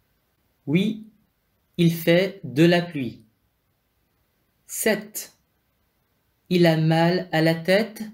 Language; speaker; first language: French; non-native, fluent; Vietnamese